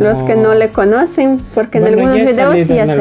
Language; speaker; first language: Spanish; non-native, fluent; Ukrainian